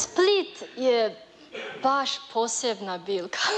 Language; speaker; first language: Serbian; non-native, learner; Chinese